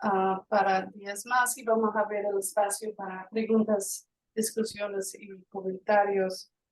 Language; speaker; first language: Spanish; non-native, fluent; English